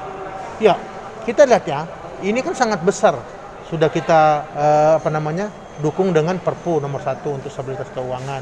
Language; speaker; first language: Indonesian; native; Indonesian